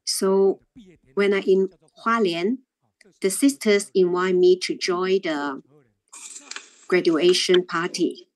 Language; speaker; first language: English; non-native, learner; Chinese